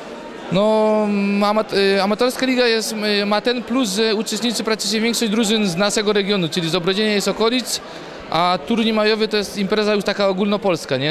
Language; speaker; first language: Polish; native; Polish